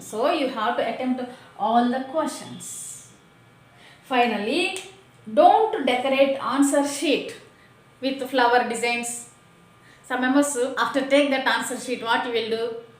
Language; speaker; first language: English; non-native, local second language; Telugu